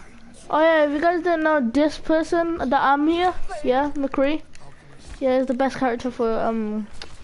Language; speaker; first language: English; native; English